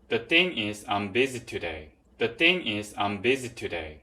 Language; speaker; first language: English; non-native, fluent; Korean